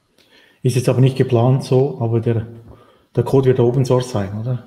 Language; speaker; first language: German; native; German